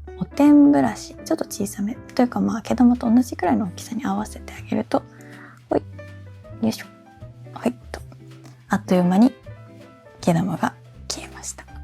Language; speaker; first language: Japanese; native; Japanese